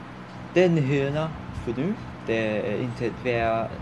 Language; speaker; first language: Danish; non-native, learner; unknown